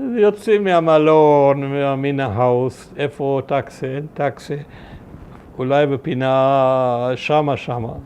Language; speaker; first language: Hebrew; early bilingual, other home language; German